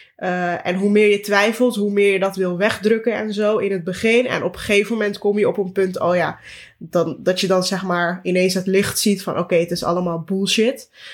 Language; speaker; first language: Dutch; early bilingual, other home language; Turkish